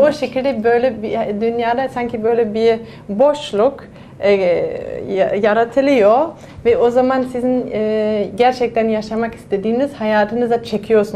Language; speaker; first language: Turkish; non-native, fluent; German